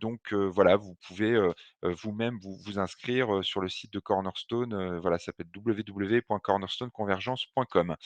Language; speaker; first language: French; native; French